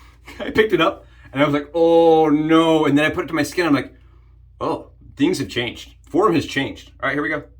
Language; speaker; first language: English; native; English